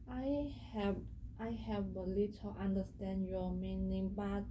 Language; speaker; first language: English; non-native, learner; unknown